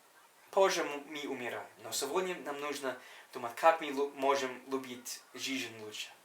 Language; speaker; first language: Russian; non-native, fluent; English